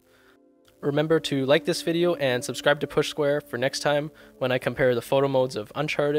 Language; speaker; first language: English; native; English